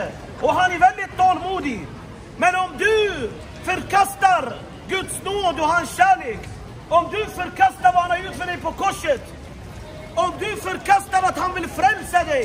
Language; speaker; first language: Swedish; non-native, fluent; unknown